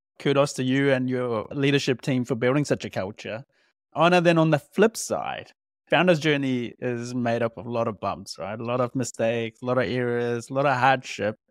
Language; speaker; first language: English; native; English